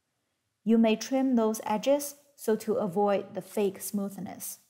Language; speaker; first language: English; non-native, fluent; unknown